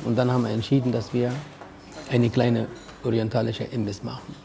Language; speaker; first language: German; non-native, learner; Arabic